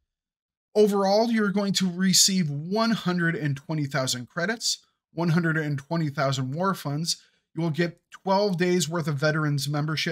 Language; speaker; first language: English; native; English